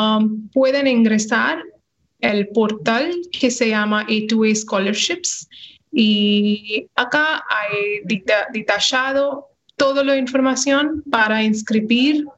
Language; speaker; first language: Spanish; non-native, fluent; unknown